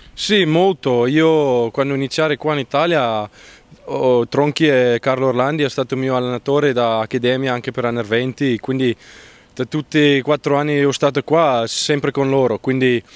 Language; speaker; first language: Italian; non-native, learner; Afrikaans